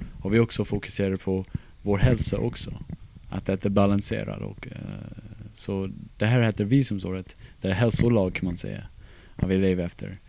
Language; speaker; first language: Swedish; non-native, fluent; English